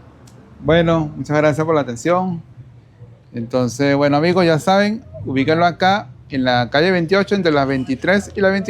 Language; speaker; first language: Spanish; native; Spanish